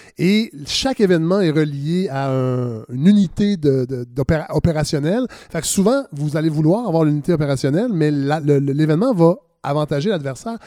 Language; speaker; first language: French; native; French